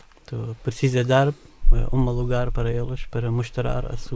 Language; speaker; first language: Portuguese; non-native, learner; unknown